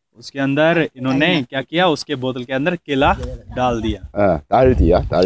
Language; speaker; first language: Hindi; native; Hindi